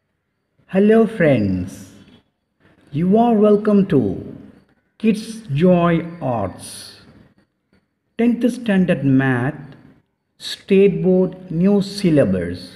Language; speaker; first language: English; non-native, local second language; Tamil